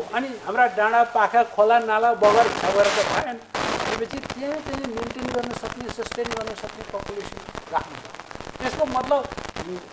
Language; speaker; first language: Nepali; native; Nepali